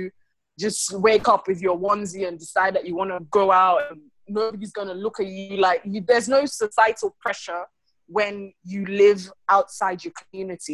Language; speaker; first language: English; non-native, local second language; Krio